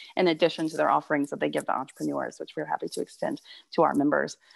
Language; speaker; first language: English; native; English